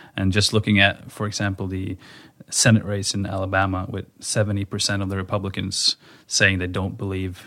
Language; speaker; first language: English; non-native, fluent; Norwegian